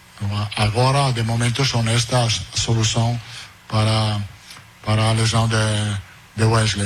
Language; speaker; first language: Portuguese; non-native, fluent; Italian